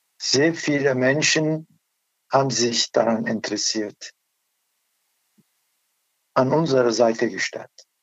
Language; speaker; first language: German; non-native, learner; Turkish